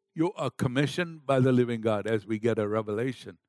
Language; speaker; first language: English; non-native, local second language; Gujarati